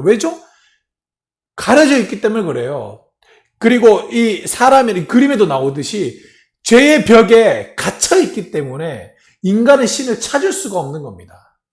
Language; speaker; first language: Korean; native; Korean